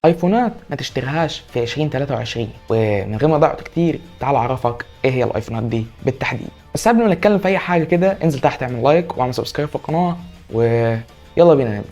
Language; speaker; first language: Arabic; native; Arabic